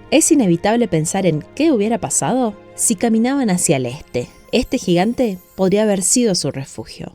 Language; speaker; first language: Spanish; native; Spanish